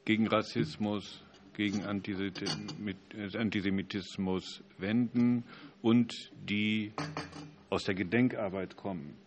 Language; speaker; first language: German; native; German